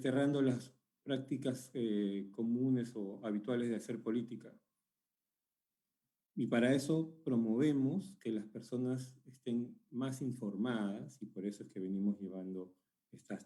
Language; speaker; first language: Spanish; native; Spanish